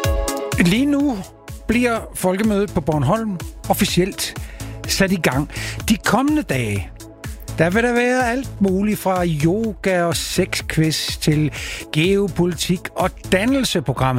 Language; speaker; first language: Danish; native; Danish